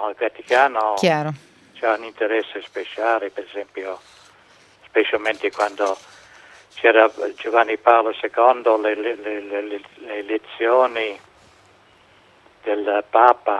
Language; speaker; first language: Italian; non-native, fluent; English